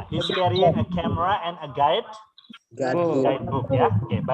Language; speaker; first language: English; non-native, fluent; Indonesian